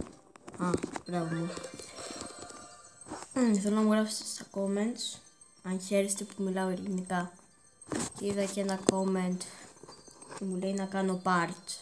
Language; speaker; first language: Greek; early bilingual, heritage; Greek